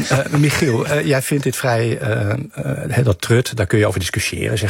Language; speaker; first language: Dutch; native; Dutch